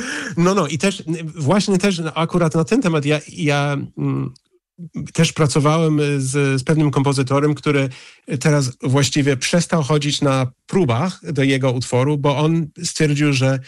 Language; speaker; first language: Polish; early bilingual, heritage; English